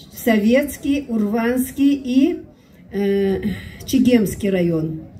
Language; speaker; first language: Russian; non-native, local second language; Karachay-Balkar